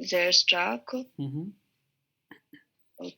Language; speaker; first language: German; non-native, learner; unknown